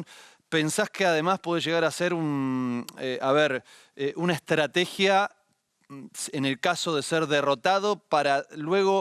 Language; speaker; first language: Spanish; native; Spanish